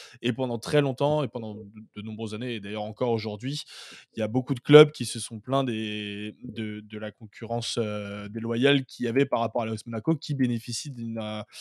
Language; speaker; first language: French; native; French